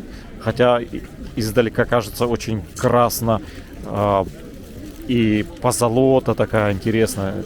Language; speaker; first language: Russian; native; Russian